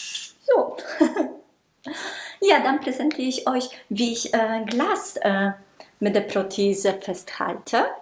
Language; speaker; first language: German; non-native, local second language; Polish